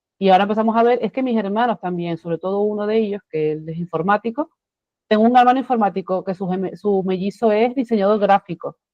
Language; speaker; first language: Spanish; native; Spanish